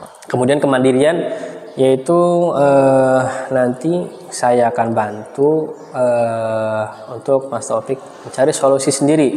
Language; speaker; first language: Indonesian; native; Indonesian